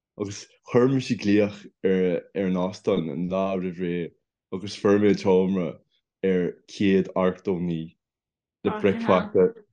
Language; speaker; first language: Irish; non-native, local second language; English